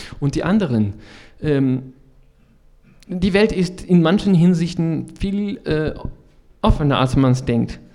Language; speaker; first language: German; non-native, fluent; French